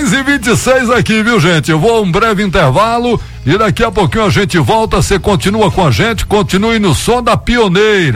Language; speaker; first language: Portuguese; native; Portuguese